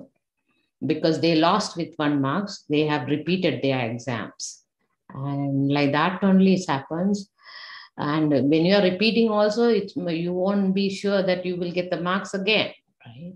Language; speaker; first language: English; non-native, local second language; Tamil